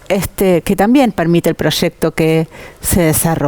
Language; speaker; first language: Spanish; native; Spanish